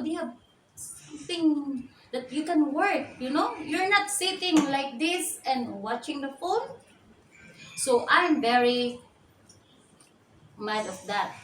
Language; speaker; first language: English; non-native, local second language; Cebuano